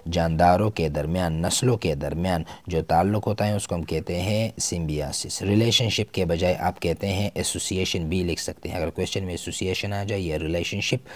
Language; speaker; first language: Urdu; non-native, local second language; Pashto